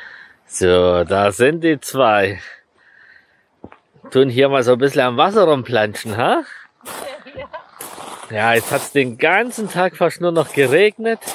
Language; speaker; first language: German; native; German